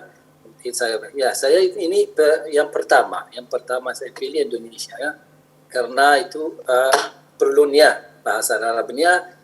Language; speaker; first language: Indonesian; non-native, fluent; Arabic